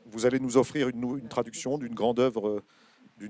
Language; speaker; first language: French; native; French